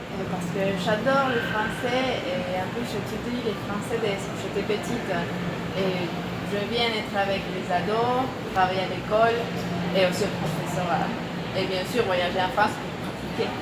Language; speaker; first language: French; non-native, fluent; Spanish